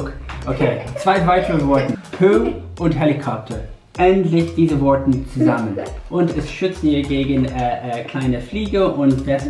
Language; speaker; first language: German; non-native, learner; English